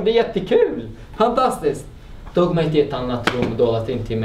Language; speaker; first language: Swedish; non-native, fluent; Arabic